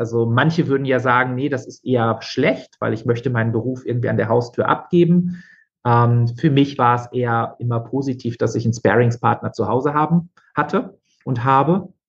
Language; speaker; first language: German; native; German